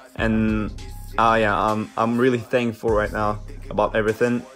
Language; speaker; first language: English; non-native, fluent; French